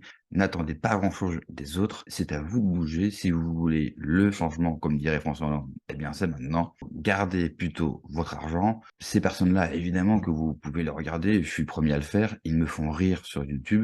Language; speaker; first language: French; native; French